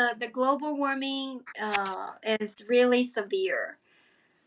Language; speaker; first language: English; non-native, fluent; Chinese